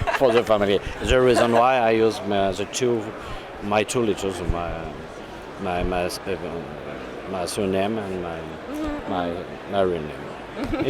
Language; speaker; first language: English; non-native, fluent; French